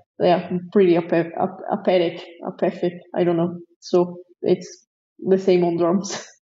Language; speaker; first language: English; non-native, fluent; Portuguese